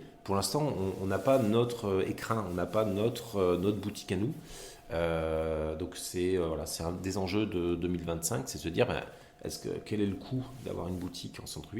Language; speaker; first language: French; native; French